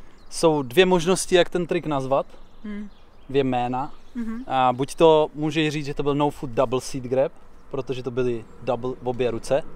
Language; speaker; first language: Czech; native; Czech